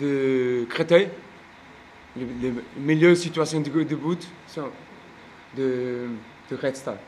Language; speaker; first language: French; non-native, learner; Portuguese